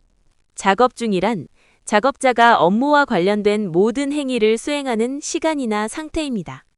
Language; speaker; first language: Korean; non-native, learner; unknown